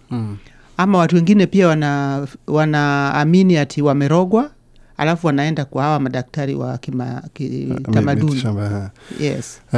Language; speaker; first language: Swahili; non-native, local second language; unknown